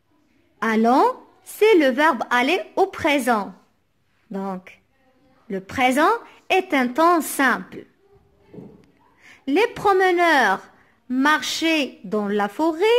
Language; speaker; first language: French; non-native, local second language; Arabic